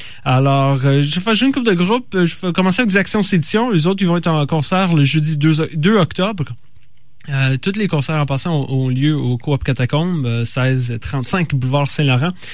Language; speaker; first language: French; native; French